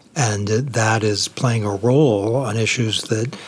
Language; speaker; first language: English; native; English